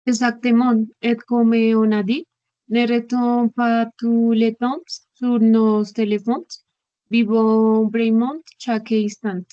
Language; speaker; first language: French; non-native, learner; Spanish